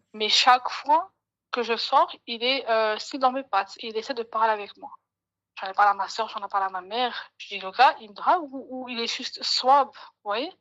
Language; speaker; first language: French; early bilingual, other home language; Arabic